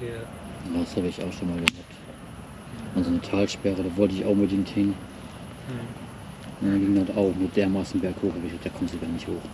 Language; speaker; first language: German; native; German